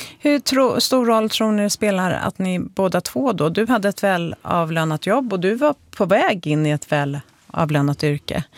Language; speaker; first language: Swedish; native; Swedish